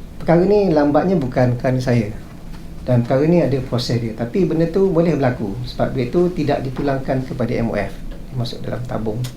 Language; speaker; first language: Malay; native; Malay